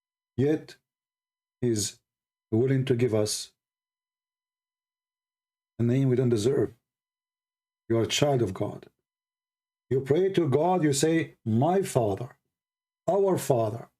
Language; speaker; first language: English; non-native, fluent; Arabic